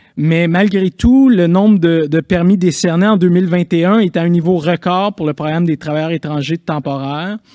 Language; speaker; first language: French; native; French